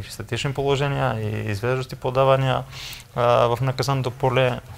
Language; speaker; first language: Bulgarian; non-native, fluent; Greek